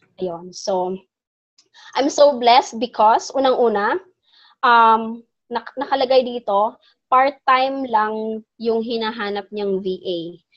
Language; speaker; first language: Filipino; non-native, local second language; Cebuano